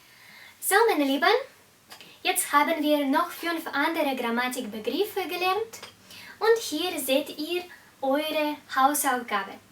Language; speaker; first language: German; non-native, fluent; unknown